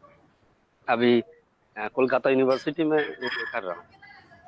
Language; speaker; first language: Hindi; non-native, local second language; Bangla